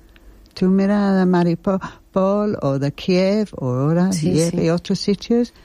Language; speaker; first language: Spanish; non-native, fluent; English